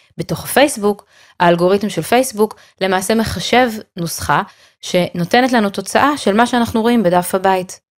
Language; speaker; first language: Hebrew; native; Hebrew